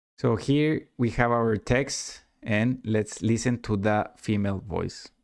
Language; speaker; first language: English; non-native, fluent; Spanish